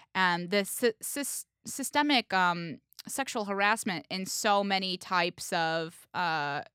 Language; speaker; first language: English; native; English